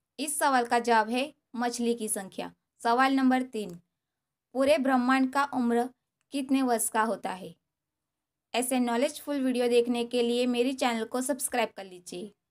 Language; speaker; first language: Hindi; non-native, local second language; Gujarati